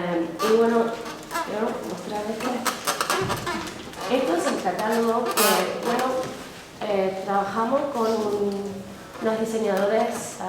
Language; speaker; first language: Spanish; non-native, fluent; English